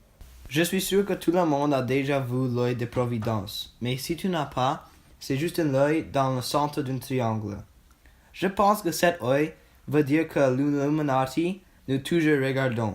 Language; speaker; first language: French; non-native, learner; English